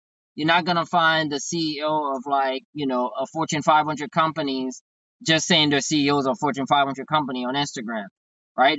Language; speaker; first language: English; non-native, fluent; Haitian Creole